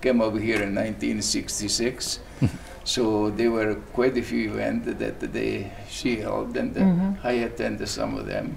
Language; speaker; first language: English; early bilingual, other home language; Italian